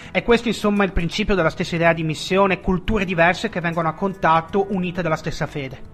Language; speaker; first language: Italian; native; Italian